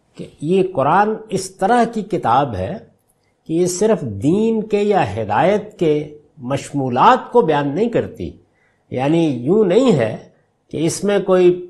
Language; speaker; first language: Urdu; native; Urdu